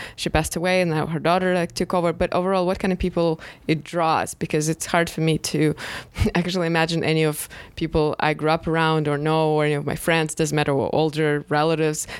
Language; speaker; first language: English; non-native, fluent; Russian